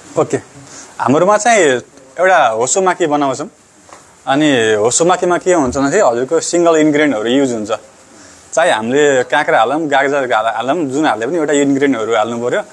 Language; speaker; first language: Nepali; native; Nepali